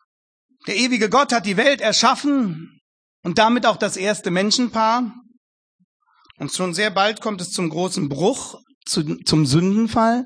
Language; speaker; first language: German; native; German